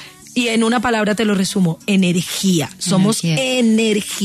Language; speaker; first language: Spanish; native; Spanish